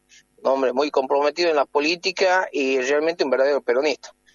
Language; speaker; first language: Spanish; native; Spanish